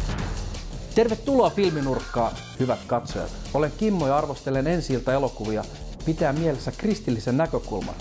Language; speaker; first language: Finnish; native; Finnish